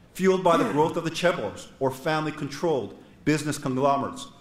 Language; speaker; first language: English; non-native, fluent; Korean